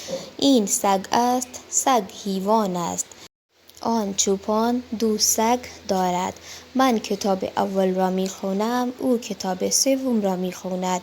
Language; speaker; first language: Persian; non-native, learner; Urdu